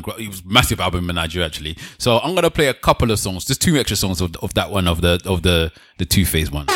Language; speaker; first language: English; native; English